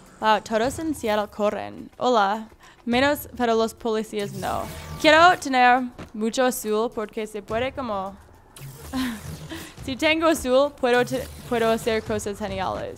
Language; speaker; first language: Spanish; non-native, learner; English